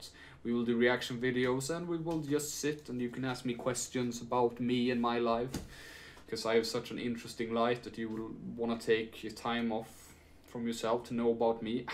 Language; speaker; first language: English; non-native, fluent; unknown